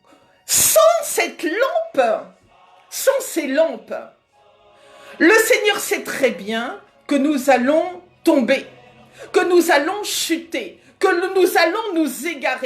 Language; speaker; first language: French; native; French